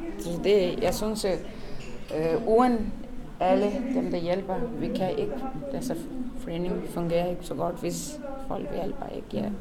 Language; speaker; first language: Danish; non-native, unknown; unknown